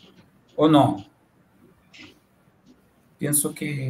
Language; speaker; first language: Spanish; non-native, fluent; Portuguese